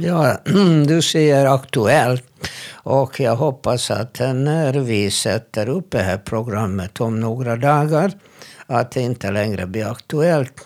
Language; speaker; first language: Swedish; non-native, fluent; Hungarian